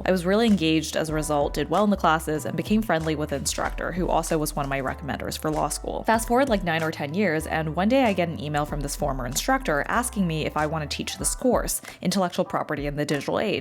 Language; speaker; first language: English; early bilingual, other home language; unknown